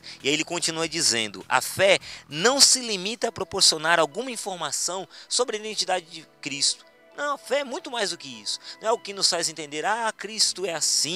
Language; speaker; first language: Portuguese; native; Portuguese